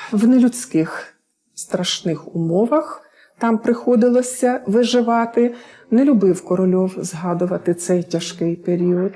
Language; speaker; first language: Ukrainian; native; Ukrainian